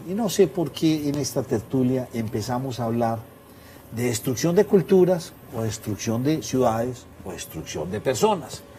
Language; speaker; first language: Spanish; native; Spanish